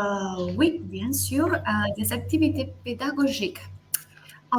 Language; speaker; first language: French; non-native, fluent; Spanish